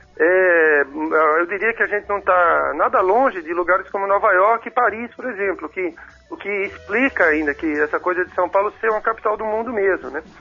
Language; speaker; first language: Portuguese; native; Portuguese